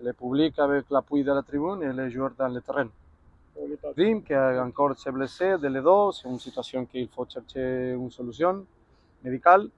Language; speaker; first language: French; non-native, fluent; Spanish